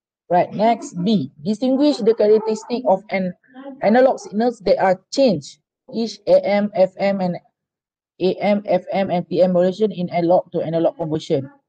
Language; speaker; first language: English; non-native, local second language; Malay